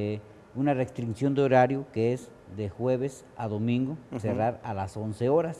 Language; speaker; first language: Spanish; native; Spanish